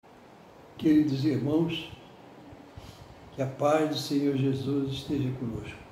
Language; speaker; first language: Portuguese; native; Portuguese